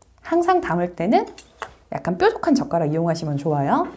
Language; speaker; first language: Korean; native; Korean